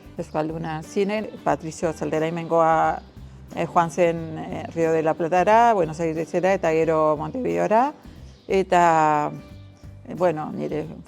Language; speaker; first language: Basque; early bilingual, heritage; Spanish